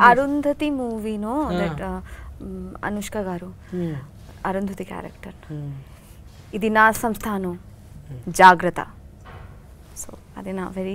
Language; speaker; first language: Telugu; non-native, learner; Bangla